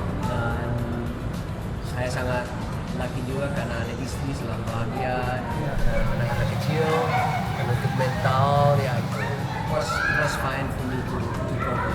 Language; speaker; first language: Indonesian; non-native, fluent; Dutch